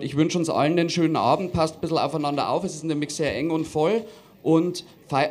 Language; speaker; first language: German; native; German